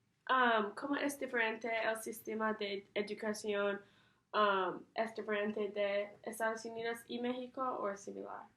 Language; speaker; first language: Spanish; non-native, learner; English